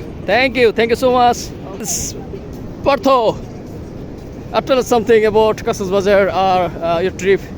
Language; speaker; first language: English; non-native, learner; Bangla